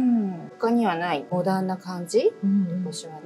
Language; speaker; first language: Japanese; native; Japanese